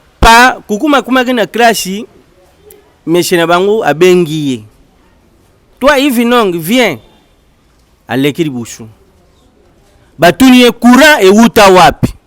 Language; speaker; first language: Lingala; non-native, local second language; Kongo